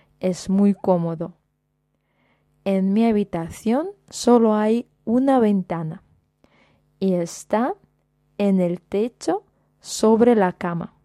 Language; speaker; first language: Spanish; non-native, fluent; Russian